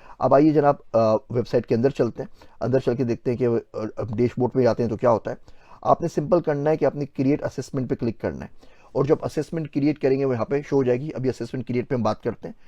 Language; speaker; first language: Urdu; native; Urdu